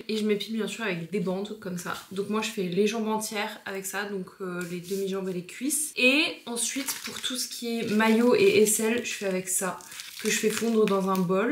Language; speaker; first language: French; native; French